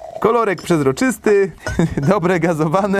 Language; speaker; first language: Polish; native; Polish